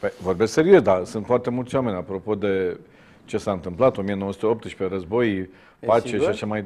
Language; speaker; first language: Romanian; native; Romanian